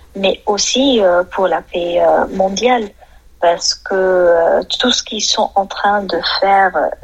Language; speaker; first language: French; non-native, fluent; Arabic